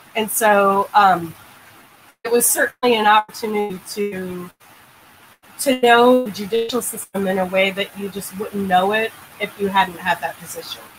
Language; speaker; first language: English; native; English